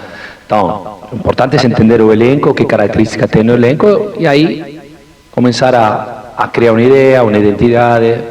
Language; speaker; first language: Portuguese; non-native, fluent; Spanish